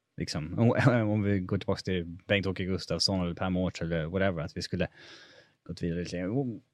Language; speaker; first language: Swedish; native; Swedish